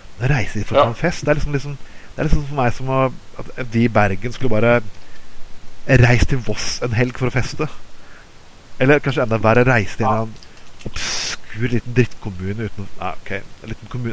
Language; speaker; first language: Norwegian; native; Norwegian